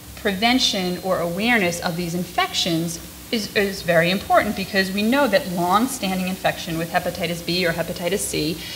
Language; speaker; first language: English; native; English